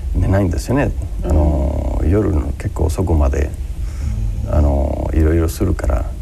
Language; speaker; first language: Japanese; non-native, fluent; Spanish